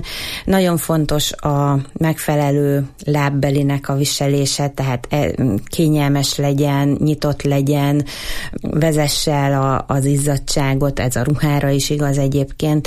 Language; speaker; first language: Hungarian; native; Hungarian